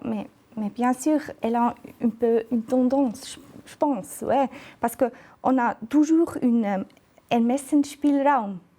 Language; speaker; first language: French; non-native, local second language; German